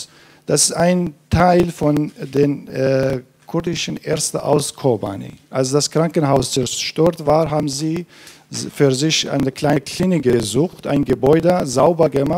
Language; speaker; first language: German; non-native, fluent; Kurdish